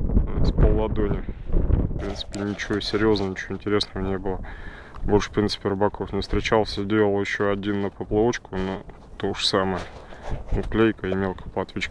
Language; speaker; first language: Russian; native; Russian